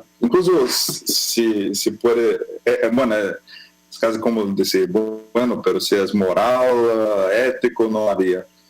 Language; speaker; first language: Spanish; non-native, fluent; Portuguese